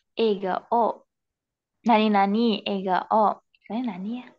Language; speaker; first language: Japanese; non-native, learner; Indonesian